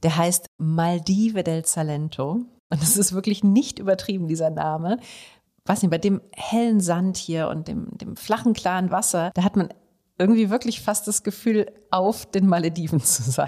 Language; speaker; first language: German; native; German